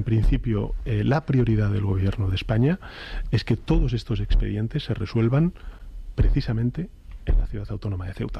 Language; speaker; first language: Spanish; native; Spanish